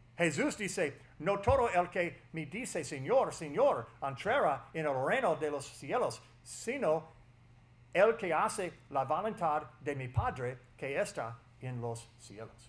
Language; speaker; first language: Spanish; non-native, fluent; English